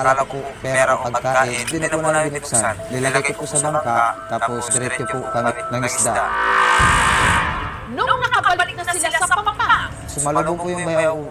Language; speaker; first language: Filipino; non-native, local second language; Iloko